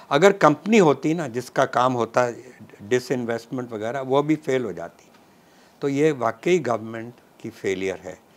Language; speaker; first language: Hindi; non-native, local second language; Punjabi